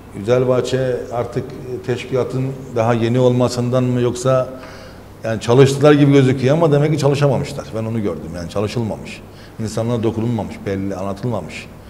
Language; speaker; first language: Turkish; native; Turkish